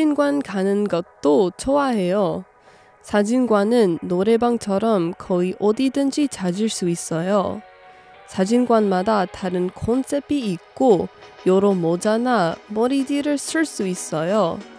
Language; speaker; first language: Korean; non-native, fluent; English